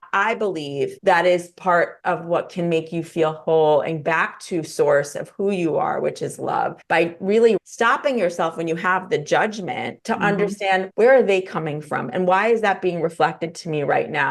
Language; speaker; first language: English; native; English